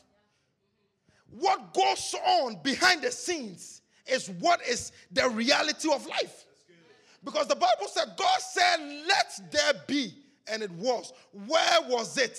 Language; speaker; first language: English; non-native, local second language; Akan